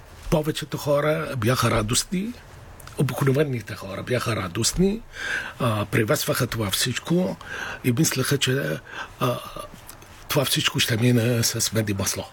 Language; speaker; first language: Bulgarian; non-native, fluent; Arabic